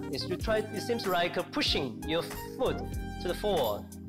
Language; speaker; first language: English; non-native, learner; Korean